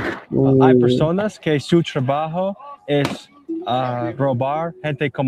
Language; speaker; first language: Spanish; non-native, learner; English